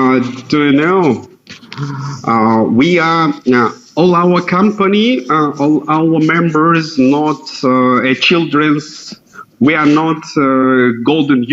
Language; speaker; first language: English; non-native, fluent; Russian